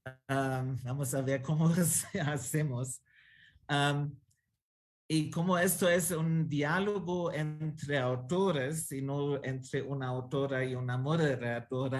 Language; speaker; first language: Spanish; non-native, fluent; German